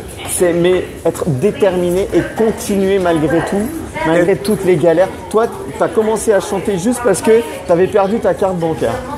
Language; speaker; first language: French; native; French